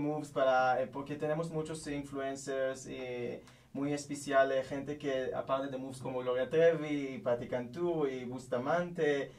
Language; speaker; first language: Spanish; non-native, learner; Hebrew